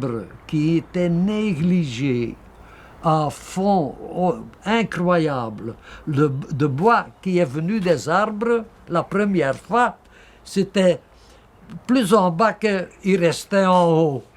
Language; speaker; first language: French; non-native, local second language; Dutch